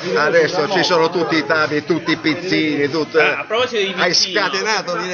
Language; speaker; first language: Italian; native; Italian